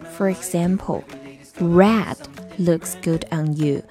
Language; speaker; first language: English; non-native, fluent; Chinese